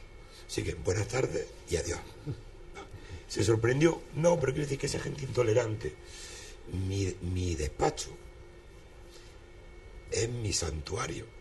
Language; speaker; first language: Spanish; native; Spanish